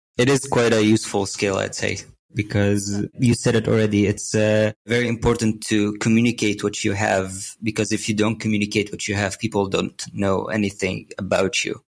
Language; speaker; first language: English; non-native, fluent; Arabic